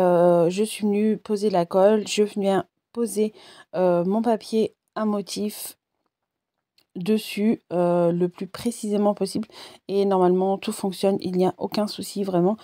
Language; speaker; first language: French; native; French